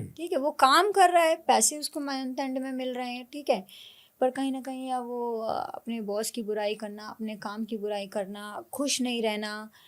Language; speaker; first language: Hindi; native; Hindi